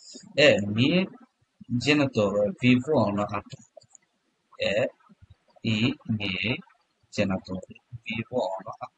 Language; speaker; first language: Italian; non-native, learner; Bangla